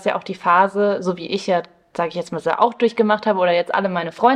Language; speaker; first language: German; early bilingual, other home language; Spanish